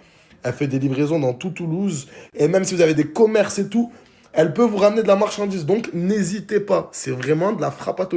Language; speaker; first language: French; native; French